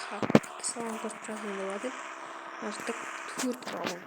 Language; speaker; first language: Russian; non-native, local second language; Kazakh